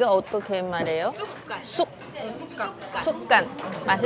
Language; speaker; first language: Korean; non-native, learner; Chinese